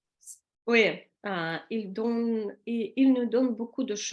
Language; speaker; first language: French; non-native, learner; Russian